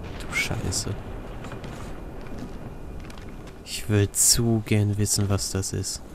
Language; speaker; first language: German; native; German